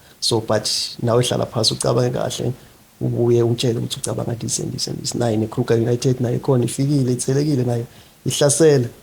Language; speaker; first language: Zulu; non-native, local second language; Swati